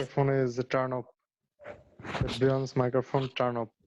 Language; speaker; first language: English; non-native, learner; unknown